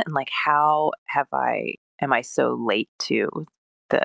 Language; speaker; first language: English; native; English